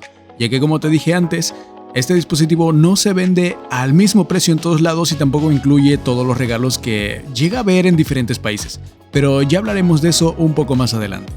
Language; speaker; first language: Spanish; native; Spanish